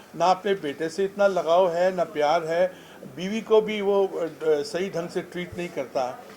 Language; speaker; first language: Hindi; native; Hindi